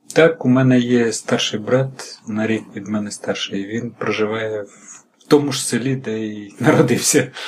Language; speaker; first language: Ukrainian; native; Ukrainian